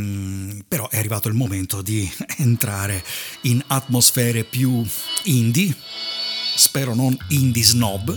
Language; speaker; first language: Italian; native; Italian